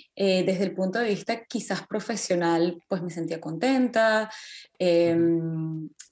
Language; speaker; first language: Spanish; native; Spanish